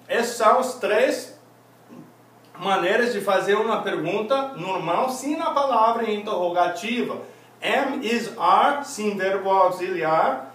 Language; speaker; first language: Portuguese; non-native, fluent; English